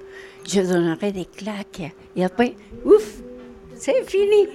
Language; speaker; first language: French; non-native, fluent; Spanish